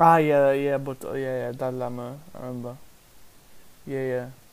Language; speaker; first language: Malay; non-native, learner; English